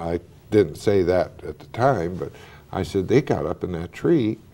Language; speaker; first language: English; native; English